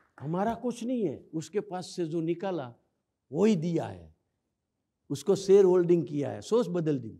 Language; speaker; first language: Hindi; non-native, local second language; Gujarati